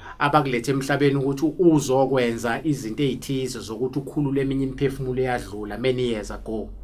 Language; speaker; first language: Zulu; native; Zulu